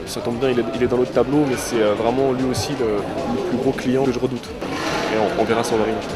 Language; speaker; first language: French; native; French